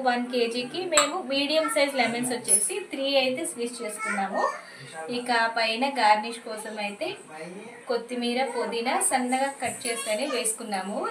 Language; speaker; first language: Telugu; non-native, local second language; Urdu